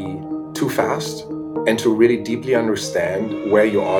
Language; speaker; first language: English; non-native, fluent; German